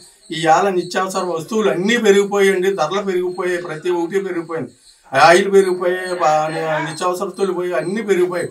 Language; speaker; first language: Telugu; native; Telugu